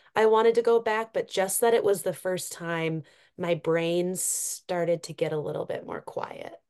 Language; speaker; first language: English; native; English